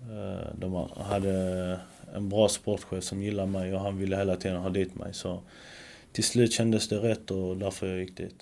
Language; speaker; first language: Swedish; early bilingual, other home language; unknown